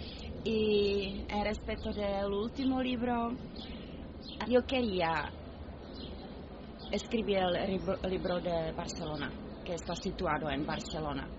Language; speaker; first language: Spanish; non-native, learner; Czech